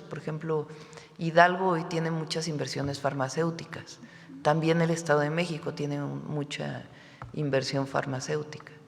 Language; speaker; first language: Spanish; native; Spanish